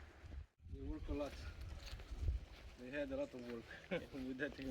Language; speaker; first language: English; non-native, fluent; Romanian